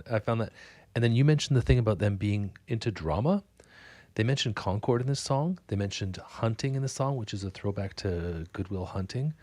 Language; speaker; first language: English; native; English